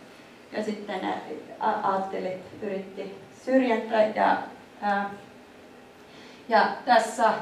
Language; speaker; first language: Finnish; non-native, fluent; Icelandic